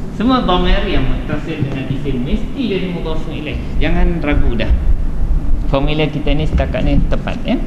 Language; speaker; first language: Malay; native; Malay